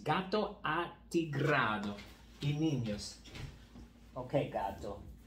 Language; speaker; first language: Spanish; non-native, learner; English